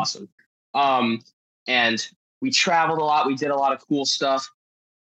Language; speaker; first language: English; native; English